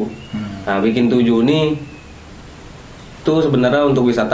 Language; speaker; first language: Malay; native; Malay